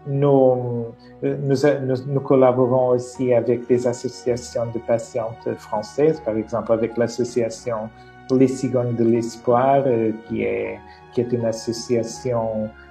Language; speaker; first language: French; non-native, fluent; Portuguese